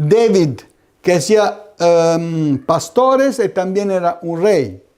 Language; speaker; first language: Spanish; non-native, fluent; Italian